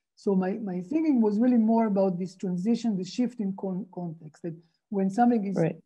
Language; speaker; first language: English; non-native, fluent; Hebrew